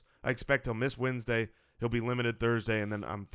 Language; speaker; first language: English; native; English